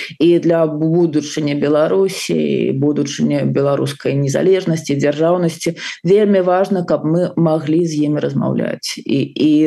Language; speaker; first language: Belarusian; non-native, local second language; Russian